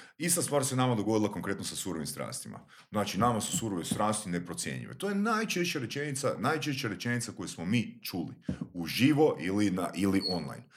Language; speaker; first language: Croatian; native; Croatian